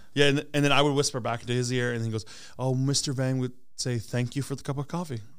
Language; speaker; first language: English; early bilingual, other home language; Hmong